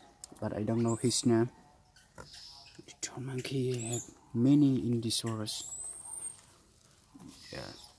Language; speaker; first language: English; non-native, learner; Khmer